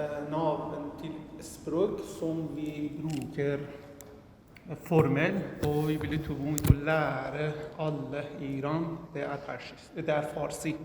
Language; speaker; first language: Norwegian; non-native, learner; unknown